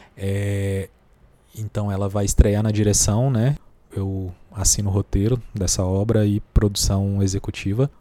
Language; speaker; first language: Portuguese; native; Portuguese